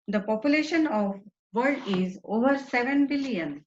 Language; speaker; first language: English; non-native, local second language; Marathi